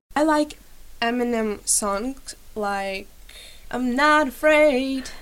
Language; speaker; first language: English; non-native, fluent; Ukrainian